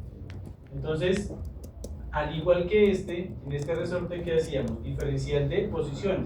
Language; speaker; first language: Spanish; native; Spanish